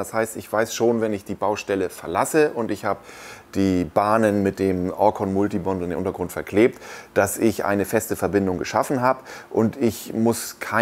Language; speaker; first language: German; native; German